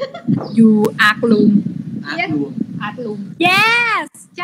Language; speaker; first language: English; non-native, learner; Thai